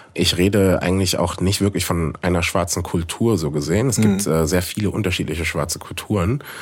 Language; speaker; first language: German; native; German